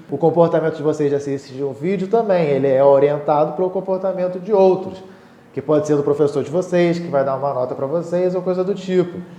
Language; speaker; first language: Portuguese; native; Portuguese